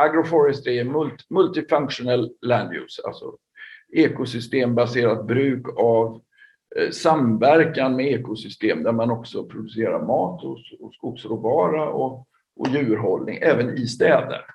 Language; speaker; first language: Swedish; native; Swedish